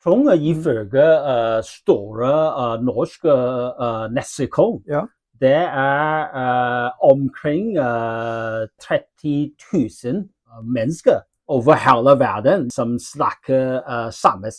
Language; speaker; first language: Norwegian; non-native, learner; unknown